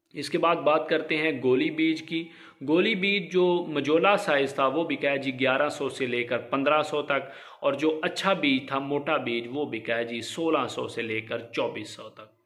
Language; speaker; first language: Urdu; non-native, local second language; Punjabi